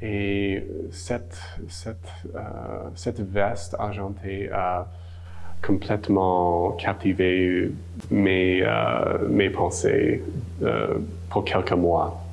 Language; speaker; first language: French; non-native, local second language; English